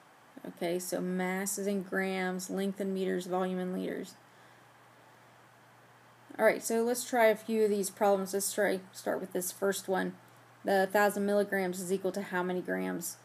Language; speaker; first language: English; native; English